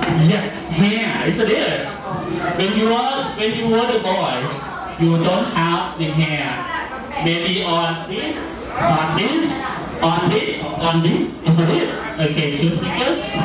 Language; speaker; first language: English; non-native, learner; Thai